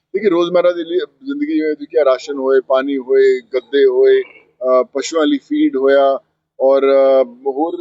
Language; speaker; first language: Hindi; non-native, local second language; Punjabi